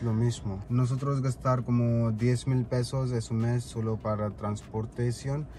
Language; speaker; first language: Spanish; non-native, learner; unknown